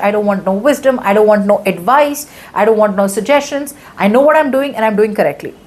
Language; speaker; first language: English; non-native, local second language; Hindi